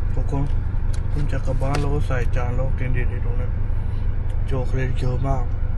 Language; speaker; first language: Thai; non-native, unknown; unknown